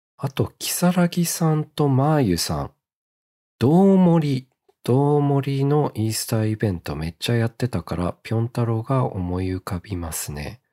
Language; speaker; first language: Japanese; early bilingual, heritage; Japanese